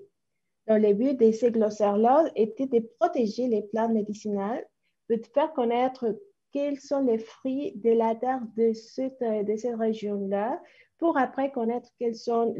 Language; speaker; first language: French; non-native, fluent; Spanish